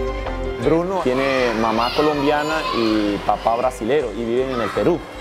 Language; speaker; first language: Spanish; native; Spanish